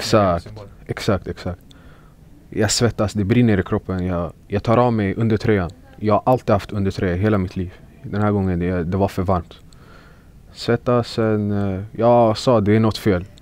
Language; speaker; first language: Swedish; early bilingual, other home language; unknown